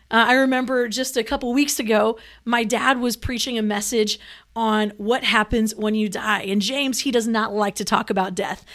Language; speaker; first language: English; native; English